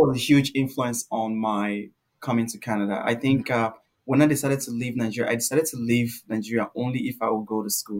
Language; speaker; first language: English; non-native, local second language; Igbo